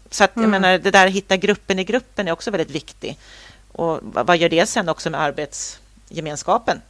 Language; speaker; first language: Swedish; native; Swedish